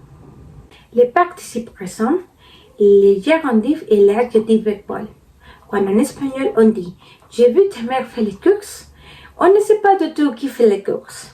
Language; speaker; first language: French; non-native, learner; Spanish